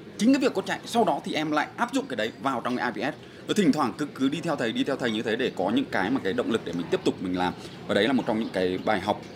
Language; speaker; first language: Vietnamese; native; Vietnamese